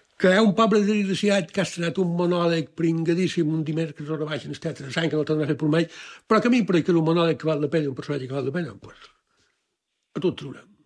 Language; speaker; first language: Catalan; native; Catalan